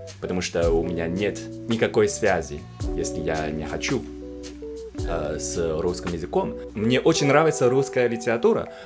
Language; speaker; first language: Russian; non-native, fluent; Chinese